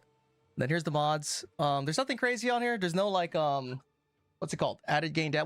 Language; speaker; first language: English; native; English